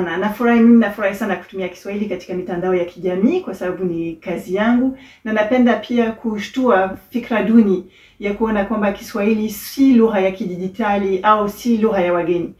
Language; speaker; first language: Swahili; non-native, fluent; French